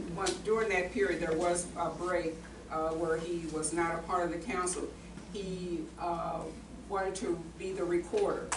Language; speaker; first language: English; native; English